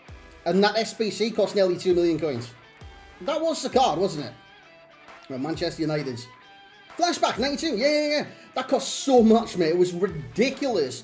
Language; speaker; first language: English; native; English